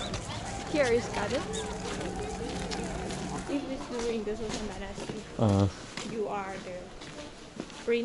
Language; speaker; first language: English; non-native, learner; Lao